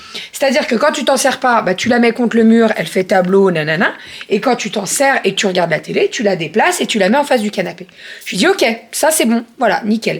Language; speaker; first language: French; native; French